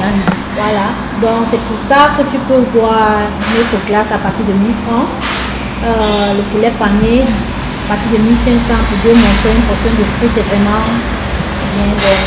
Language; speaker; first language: French; non-native, local second language; English